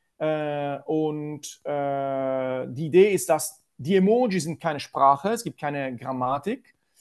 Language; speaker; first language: German; non-native, learner; Italian